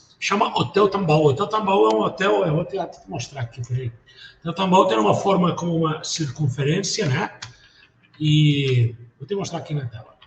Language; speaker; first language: Portuguese; non-native, fluent; Spanish